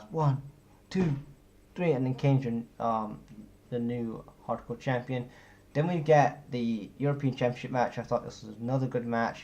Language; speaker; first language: English; native; English